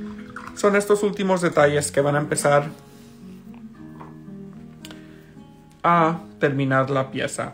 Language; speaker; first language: Spanish; early bilingual, heritage; Spanish